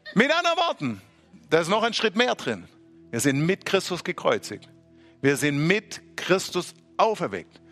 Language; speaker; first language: German; native; German